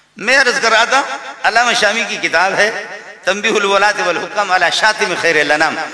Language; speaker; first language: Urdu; non-native, local second language; Baluchi